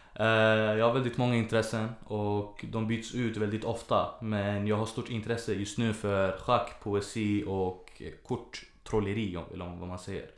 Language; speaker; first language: Swedish; early bilingual, other home language; Arabic